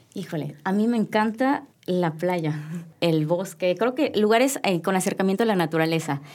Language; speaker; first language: Spanish; native; Spanish